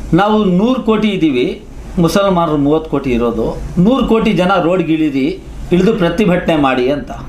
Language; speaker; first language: Kannada; non-native, local second language; Urdu